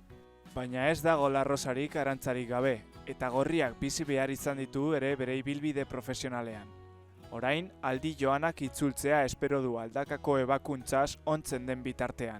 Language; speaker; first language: Basque; native; Basque